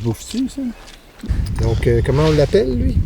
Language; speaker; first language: French; native; French